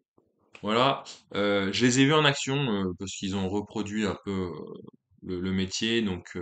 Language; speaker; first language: French; native; French